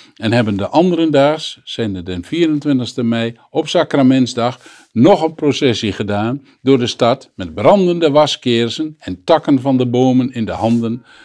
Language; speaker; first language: Dutch; native; Dutch